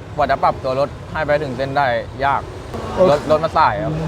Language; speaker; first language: Thai; native; Thai